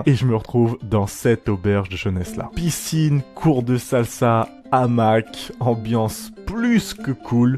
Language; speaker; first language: French; native; French